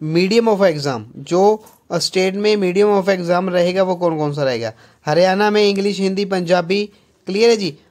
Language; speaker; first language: Hindi; non-native, local second language; Punjabi